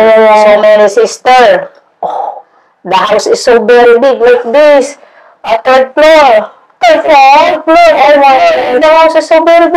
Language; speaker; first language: English; non-native, learner; Indonesian